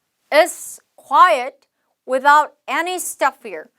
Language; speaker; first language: English; non-native, fluent; Korean